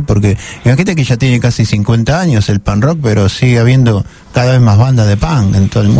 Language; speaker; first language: Spanish; native; Spanish